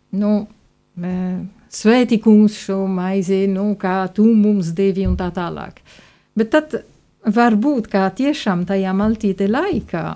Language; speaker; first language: Latvian; non-native, fluent; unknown